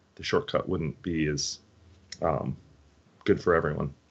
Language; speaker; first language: English; native; English